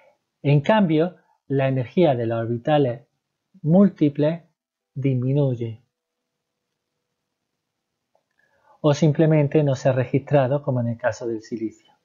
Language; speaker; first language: Spanish; native; Spanish